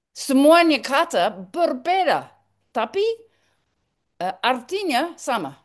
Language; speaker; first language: Indonesian; non-native, learner; English